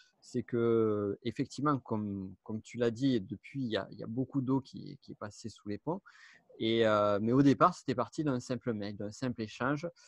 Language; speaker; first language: French; native; French